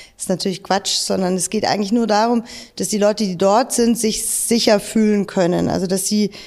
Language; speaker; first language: German; native; German